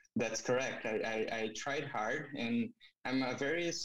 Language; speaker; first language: English; non-native, fluent; Portuguese